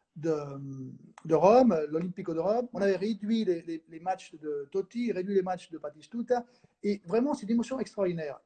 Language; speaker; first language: French; non-native, fluent; Spanish